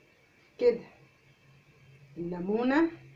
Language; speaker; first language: Arabic; native; Arabic